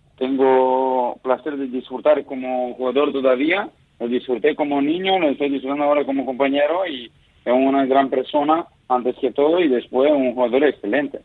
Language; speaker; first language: Spanish; non-native, fluent; Macedonian